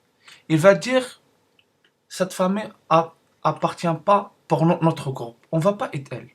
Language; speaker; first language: French; non-native, learner; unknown